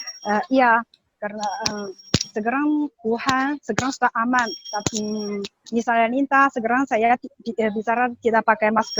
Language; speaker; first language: Indonesian; non-native, learner; Chinese